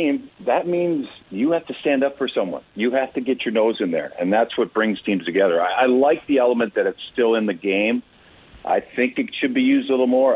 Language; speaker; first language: English; native; English